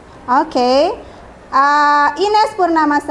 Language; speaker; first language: English; non-native, fluent; Indonesian